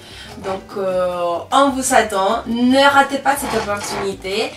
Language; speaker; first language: French; non-native, fluent; Spanish